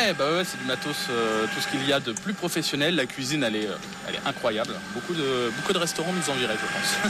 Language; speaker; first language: French; native; French